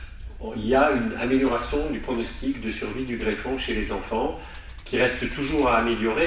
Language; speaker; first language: French; native; French